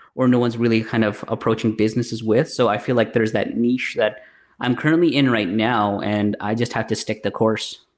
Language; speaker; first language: English; early bilingual, other home language; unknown